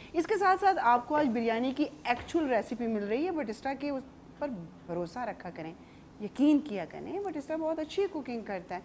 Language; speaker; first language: Urdu; native; Urdu